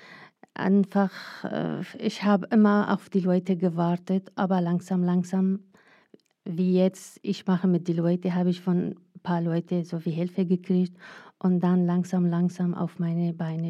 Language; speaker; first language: German; non-native, fluent; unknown